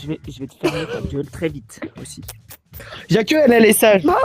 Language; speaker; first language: French; native; French